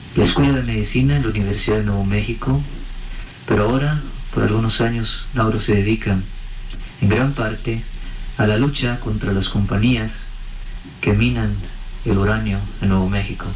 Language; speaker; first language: Spanish; early bilingual, heritage; Spanish